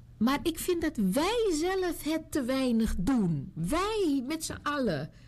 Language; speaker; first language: Dutch; native; Dutch